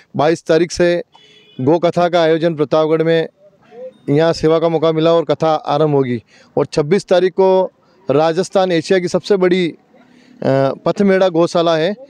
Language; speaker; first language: Hindi; native; Hindi